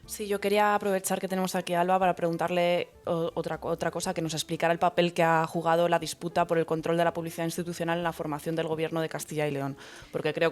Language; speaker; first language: Spanish; native; Spanish